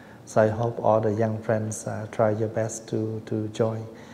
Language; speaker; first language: English; non-native, fluent; Vietnamese